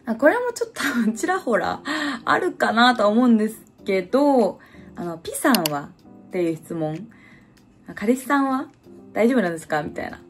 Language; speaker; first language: Japanese; native; Japanese